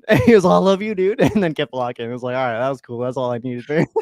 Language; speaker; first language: English; native; English